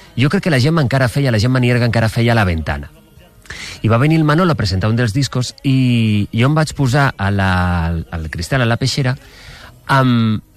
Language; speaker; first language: Catalan; native; Catalan